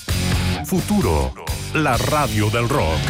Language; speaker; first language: Spanish; native; Spanish